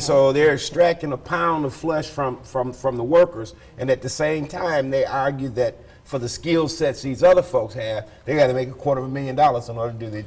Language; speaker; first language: English; native; English